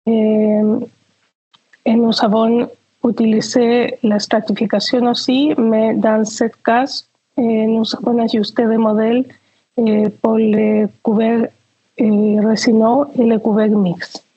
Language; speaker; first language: French; non-native, fluent; Spanish